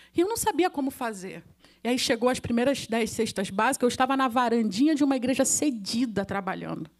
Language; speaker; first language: Portuguese; native; Portuguese